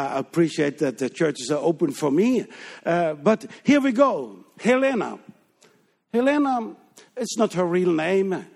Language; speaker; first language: English; non-native, fluent; Danish